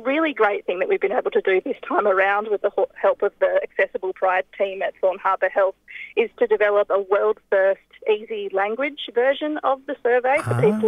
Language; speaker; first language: English; native; English